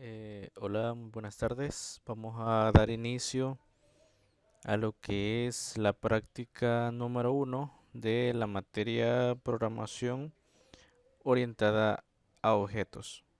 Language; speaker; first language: Spanish; native; Spanish